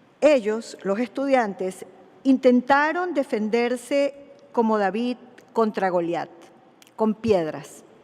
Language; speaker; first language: Spanish; native; Spanish